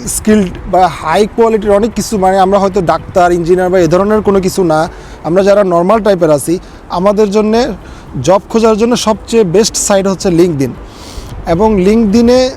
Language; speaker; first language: Bangla; native; Bangla